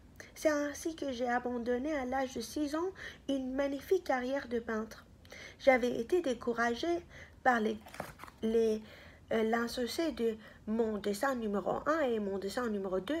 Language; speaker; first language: French; non-native, fluent; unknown